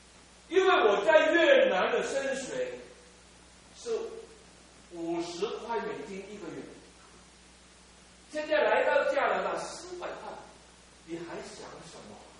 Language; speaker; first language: Chinese; early bilingual, heritage; Cantonese